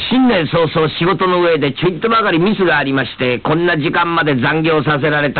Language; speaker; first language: Japanese; native; Japanese